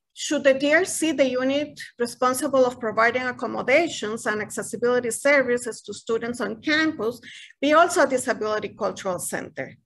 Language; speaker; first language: English; non-native, fluent; Spanish